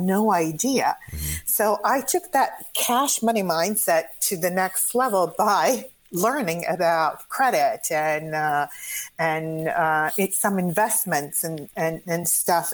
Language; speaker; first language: English; non-native, fluent; Croatian